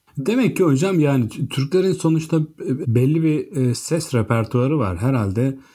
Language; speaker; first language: Turkish; native; Turkish